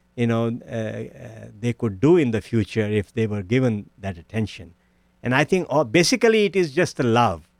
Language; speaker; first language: English; non-native, local second language; Punjabi